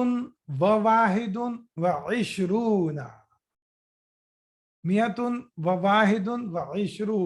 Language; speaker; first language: Arabic; non-native, fluent; Urdu